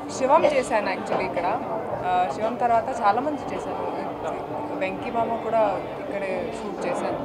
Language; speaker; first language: Telugu; non-native, fluent; Hindi